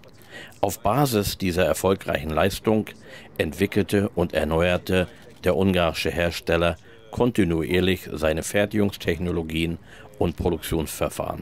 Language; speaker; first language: German; native; German